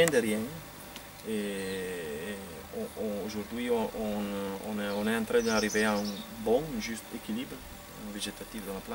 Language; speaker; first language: French; non-native, fluent; Italian